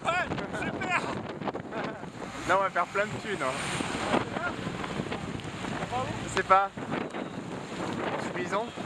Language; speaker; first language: French; native; French